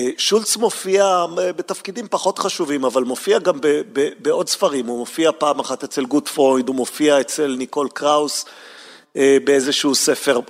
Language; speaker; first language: Hebrew; native; Hebrew